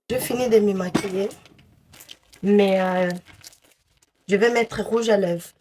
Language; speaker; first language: French; non-native, fluent; Portuguese